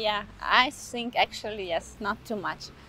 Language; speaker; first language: English; non-native, fluent; Ukrainian